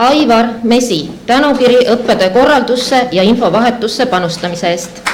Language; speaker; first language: Estonian; native; Estonian